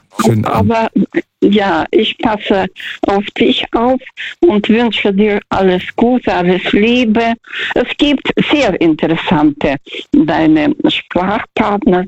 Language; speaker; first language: German; early bilingual, heritage; German